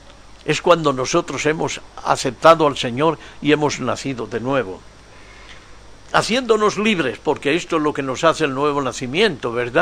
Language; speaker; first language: Spanish; native; Spanish